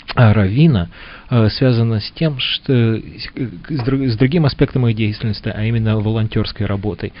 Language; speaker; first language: Russian; native; Russian